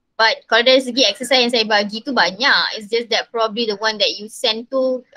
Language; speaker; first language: English; non-native, local second language; Malay